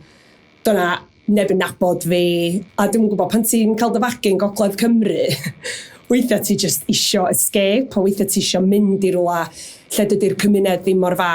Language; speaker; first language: Welsh; native; Welsh